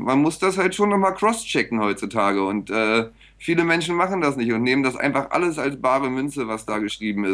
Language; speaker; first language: German; native; German